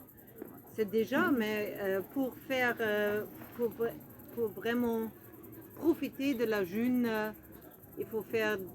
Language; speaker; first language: French; non-native, fluent; German